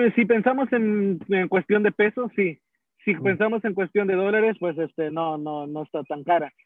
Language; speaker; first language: Spanish; early bilingual, heritage; Spanish